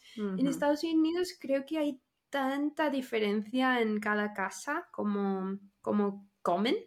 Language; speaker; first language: Spanish; non-native, fluent; English